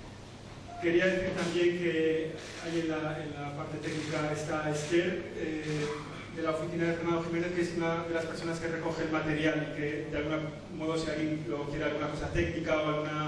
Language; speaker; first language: Spanish; native; Spanish